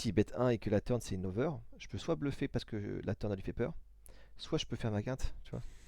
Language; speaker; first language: French; native; French